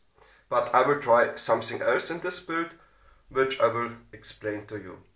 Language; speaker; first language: English; non-native, fluent; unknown